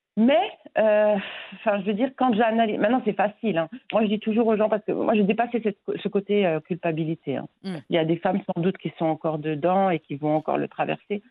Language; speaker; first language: French; non-native, local second language; Arabic